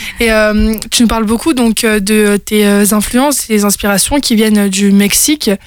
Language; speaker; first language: French; native; French